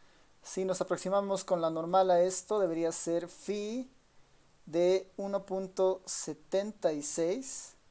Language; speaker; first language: Spanish; native; Spanish